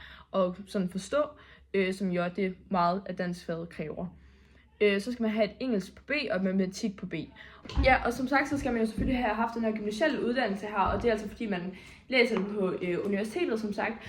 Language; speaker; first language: Danish; native; Danish